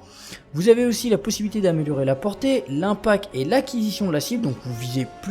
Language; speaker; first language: French; native; French